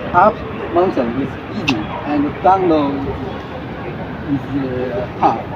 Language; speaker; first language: English; non-native, learner; Chinese